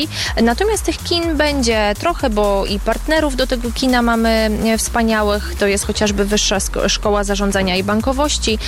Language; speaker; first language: Polish; native; Polish